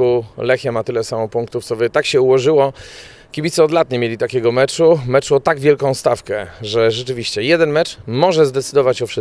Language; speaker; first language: Polish; native; Polish